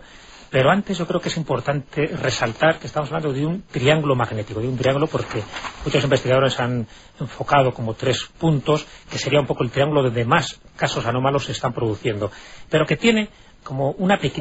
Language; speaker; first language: Spanish; native; Spanish